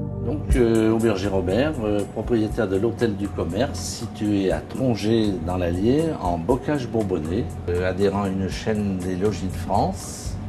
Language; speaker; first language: French; native; French